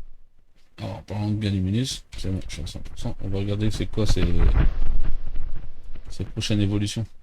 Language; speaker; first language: French; native; French